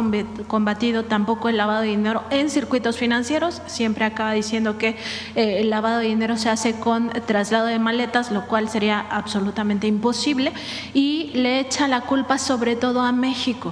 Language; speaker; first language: Spanish; native; Spanish